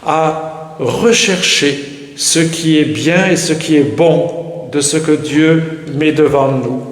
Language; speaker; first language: French; native; French